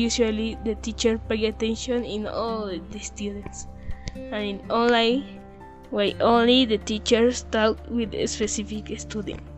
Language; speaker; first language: English; non-native, learner; Spanish